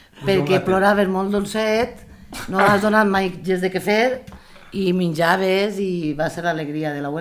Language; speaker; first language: Catalan; native; Catalan